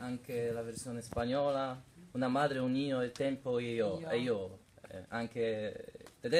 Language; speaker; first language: Italian; non-native, learner; Polish